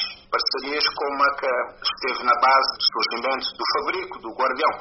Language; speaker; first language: Portuguese; non-native, local second language; Kabuverdianu